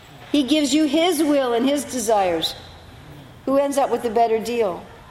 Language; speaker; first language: English; native; English